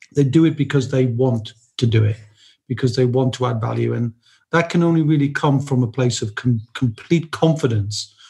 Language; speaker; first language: English; native; English